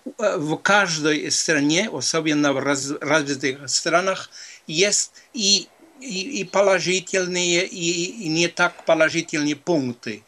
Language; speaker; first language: Russian; non-native, fluent; Spanish